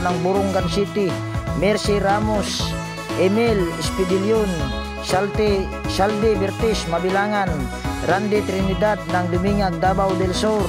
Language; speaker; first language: Filipino; native; Filipino